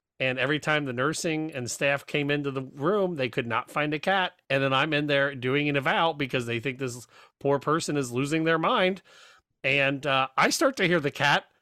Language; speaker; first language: English; native; English